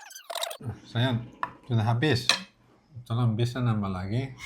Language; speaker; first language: Indonesian; non-native, learner; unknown